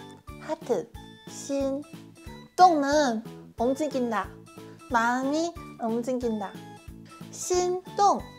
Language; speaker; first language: Korean; non-native, fluent; Chinese